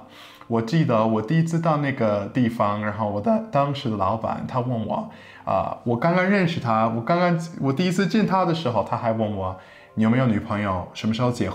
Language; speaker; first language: Chinese; non-native, fluent; English